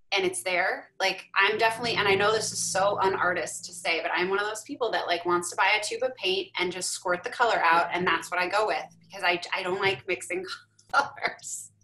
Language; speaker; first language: English; native; English